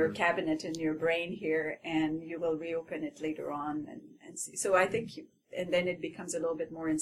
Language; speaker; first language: English; non-native, fluent; French